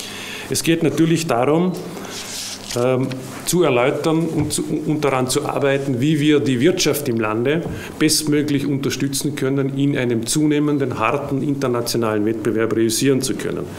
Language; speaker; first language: German; native; German